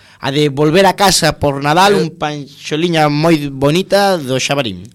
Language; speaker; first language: Galician; non-native, local second language; Spanish